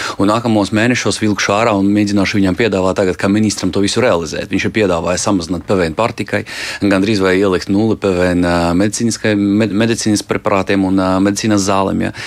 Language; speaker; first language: Latvian; non-native, local second language; Russian